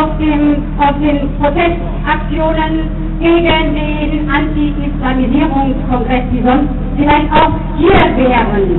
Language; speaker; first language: German; native; German